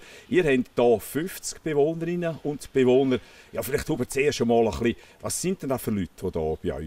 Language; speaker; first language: German; native; German